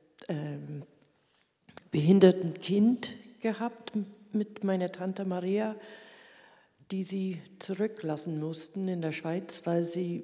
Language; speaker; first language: German; early bilingual, heritage; German